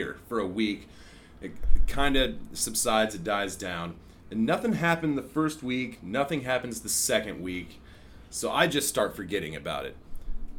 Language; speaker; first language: English; native; English